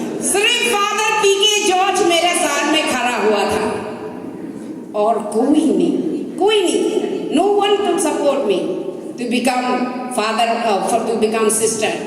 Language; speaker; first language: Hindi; non-native, local second language; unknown